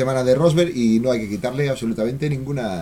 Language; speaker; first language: Spanish; native; Spanish